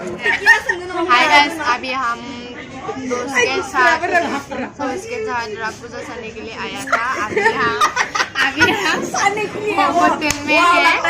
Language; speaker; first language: Hindi; non-native, local second language; Bodo